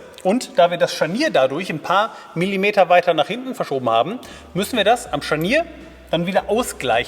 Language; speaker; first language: German; native; German